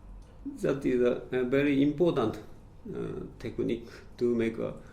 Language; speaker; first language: English; non-native, fluent; Japanese